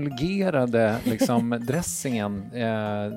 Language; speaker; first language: Swedish; native; Swedish